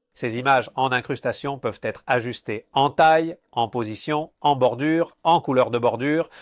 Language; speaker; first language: French; non-native, fluent; Spanish